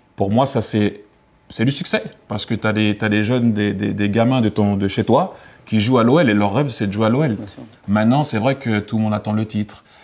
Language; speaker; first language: French; native; French